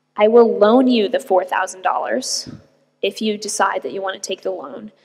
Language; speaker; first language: English; native; English